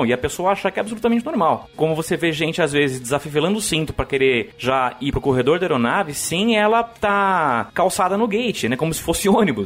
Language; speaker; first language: Portuguese; native; Portuguese